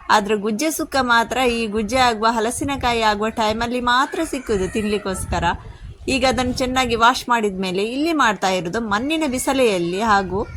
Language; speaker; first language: Kannada; non-native, local second language; Tulu